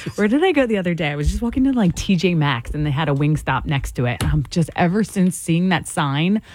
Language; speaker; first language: English; native; English